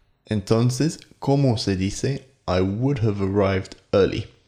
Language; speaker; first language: English; native; English